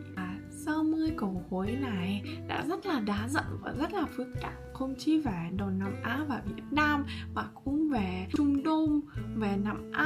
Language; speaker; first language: Vietnamese; non-native, fluent; Russian